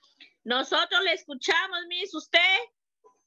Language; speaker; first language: Spanish; native; Spanish